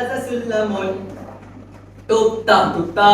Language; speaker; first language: Arabic; non-native, learner; Malay